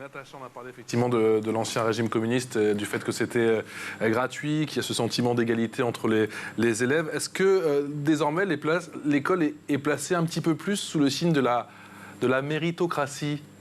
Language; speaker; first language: French; native; French